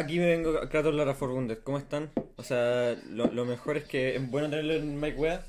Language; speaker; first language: Spanish; native; Spanish